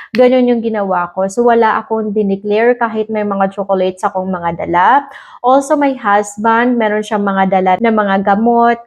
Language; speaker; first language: Filipino; native; Filipino